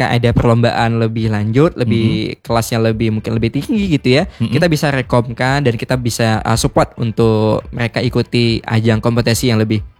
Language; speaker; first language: Indonesian; native; Indonesian